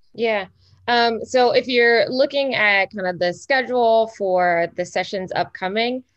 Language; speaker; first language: English; native; English